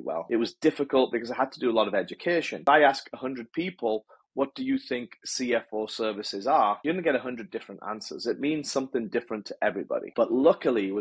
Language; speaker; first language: English; native; English